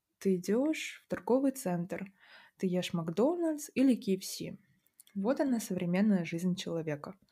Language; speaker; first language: Russian; native; Russian